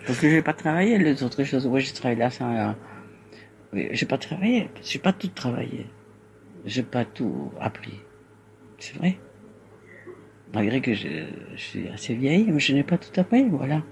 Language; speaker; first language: French; non-native, fluent; Spanish